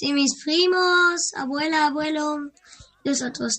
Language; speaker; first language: Spanish; early bilingual, heritage; Spanish